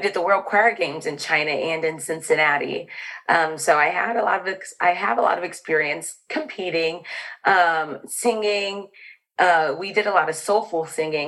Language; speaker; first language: English; native; English